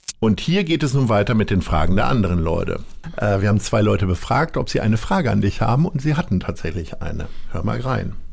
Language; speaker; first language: German; native; German